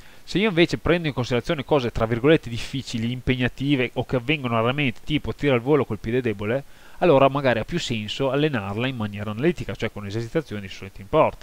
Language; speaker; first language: Italian; native; Italian